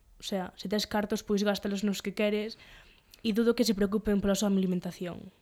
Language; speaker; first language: Galician; non-native, local second language; Spanish